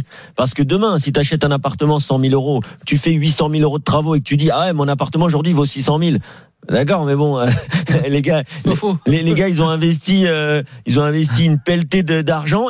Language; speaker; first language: French; native; French